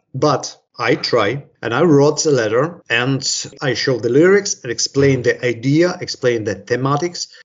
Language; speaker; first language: English; non-native, fluent; Ukrainian